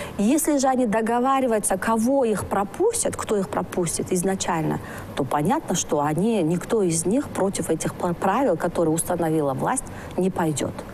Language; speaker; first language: Russian; non-native, local second language; Kyrgyz